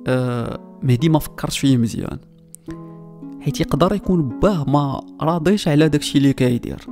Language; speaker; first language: Arabic; native; Arabic